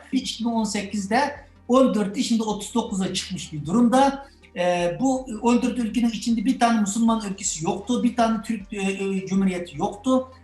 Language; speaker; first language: Turkish; non-native, fluent; Chinese